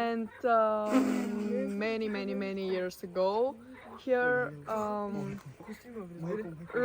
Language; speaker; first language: English; non-native, learner; Bulgarian